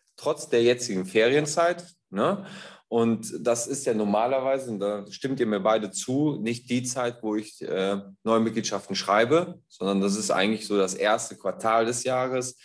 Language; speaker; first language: German; native; German